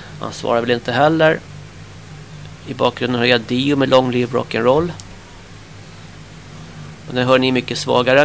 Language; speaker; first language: Swedish; native; Swedish